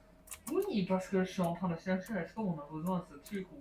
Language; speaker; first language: French; non-native, learner; Chinese